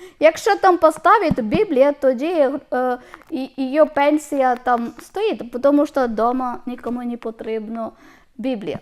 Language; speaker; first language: Ukrainian; non-native, learner; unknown